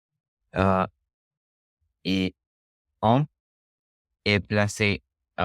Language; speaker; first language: French; non-native, learner; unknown